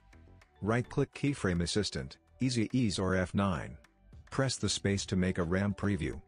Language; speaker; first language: English; non-native, fluent; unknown